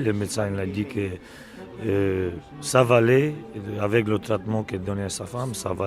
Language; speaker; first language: French; non-native, learner; Romanian